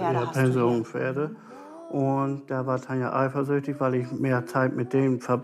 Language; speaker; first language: German; native; German